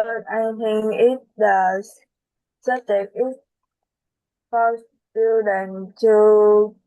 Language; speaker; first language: English; non-native, learner; Vietnamese